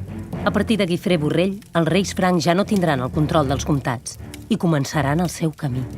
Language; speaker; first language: Catalan; native; Catalan